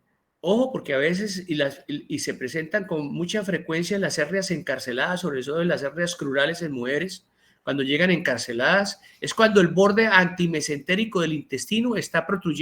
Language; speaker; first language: Spanish; native; Spanish